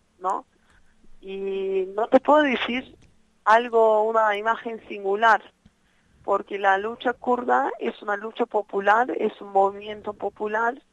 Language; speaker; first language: Spanish; non-native, fluent; Kurdish